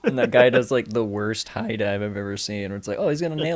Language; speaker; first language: English; native; English